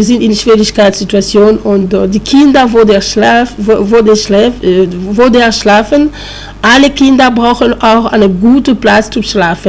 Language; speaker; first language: German; non-native, learner; French